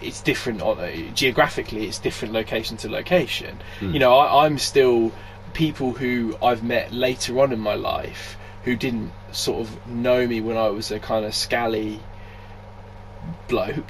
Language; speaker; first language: English; native; English